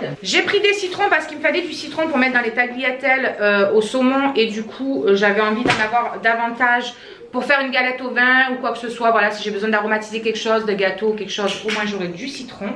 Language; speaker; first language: French; native; French